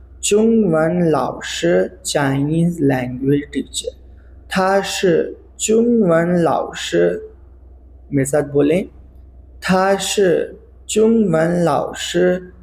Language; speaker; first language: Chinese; non-native, fluent; Urdu